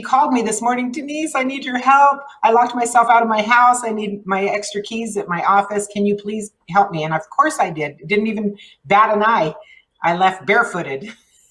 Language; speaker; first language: English; early bilingual, other home language; Spanish